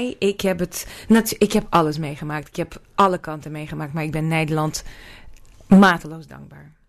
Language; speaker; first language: Dutch; non-native, fluent; Russian